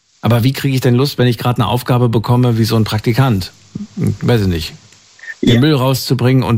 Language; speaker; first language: German; native; German